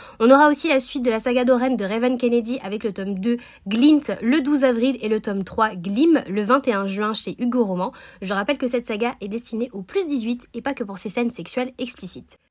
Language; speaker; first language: French; native; French